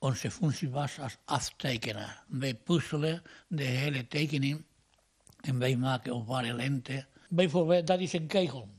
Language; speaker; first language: Dutch; non-native, fluent; Spanish